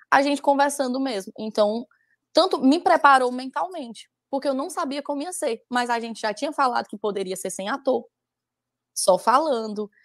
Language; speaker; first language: Portuguese; native; Portuguese